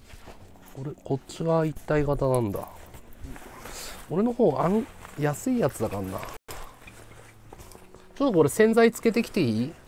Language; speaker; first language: Japanese; native; Japanese